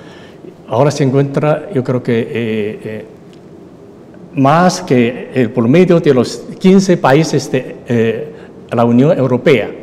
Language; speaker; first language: Spanish; non-native, fluent; Chinese